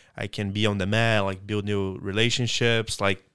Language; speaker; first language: English; non-native, fluent; Portuguese